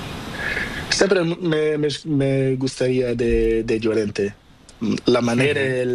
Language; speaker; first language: Spanish; non-native, learner; Portuguese